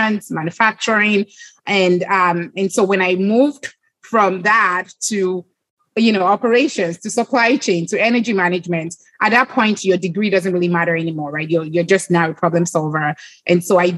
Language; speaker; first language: English; non-native, local second language; Yoruba